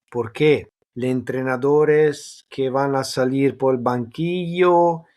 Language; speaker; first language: Spanish; non-native, fluent; Italian